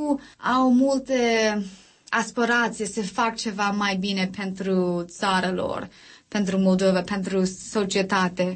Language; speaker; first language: Romanian; non-native, learner; English